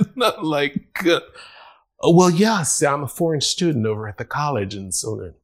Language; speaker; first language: English; non-native, fluent; Spanish